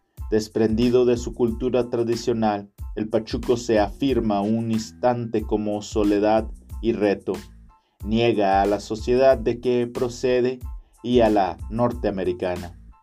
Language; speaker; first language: Spanish; native; Spanish